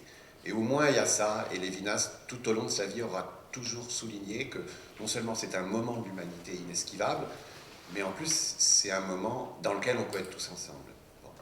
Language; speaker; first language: French; native; French